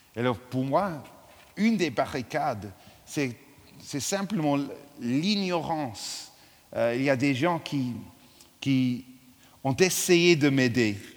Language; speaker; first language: French; non-native, fluent; English